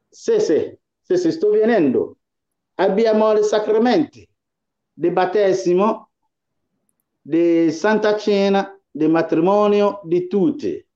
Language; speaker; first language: Italian; non-native, fluent; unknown